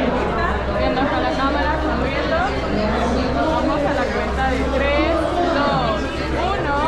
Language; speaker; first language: Spanish; native; Spanish